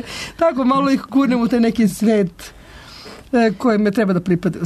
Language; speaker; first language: Serbian; native; Serbian